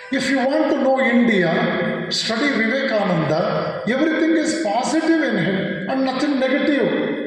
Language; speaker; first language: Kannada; non-native, local second language; Telugu